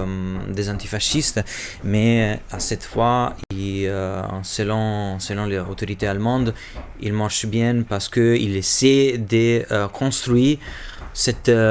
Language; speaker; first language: French; non-native, fluent; Albanian